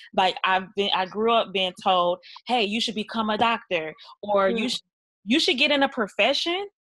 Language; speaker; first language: English; native; English